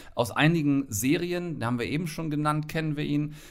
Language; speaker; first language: German; native; German